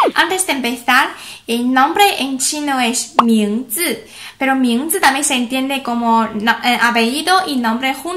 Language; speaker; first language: Spanish; non-native, fluent; Chinese